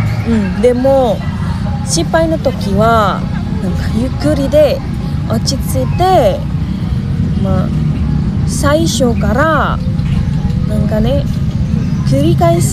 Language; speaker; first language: Japanese; non-native, learner; Indonesian